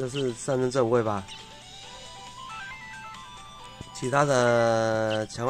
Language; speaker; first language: Chinese; native; Chinese